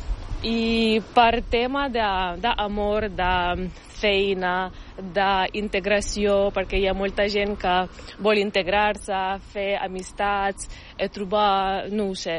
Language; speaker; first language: Catalan; non-native, fluent; Ukrainian